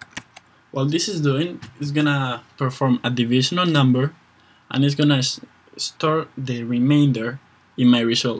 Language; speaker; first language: English; non-native, fluent; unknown